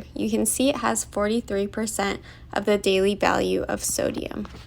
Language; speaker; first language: English; native; English